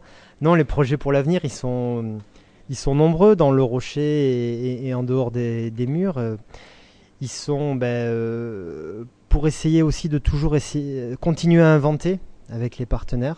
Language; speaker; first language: French; native; French